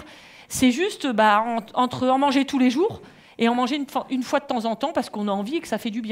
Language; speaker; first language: French; native; French